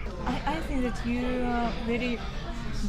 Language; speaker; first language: English; non-native, fluent; Russian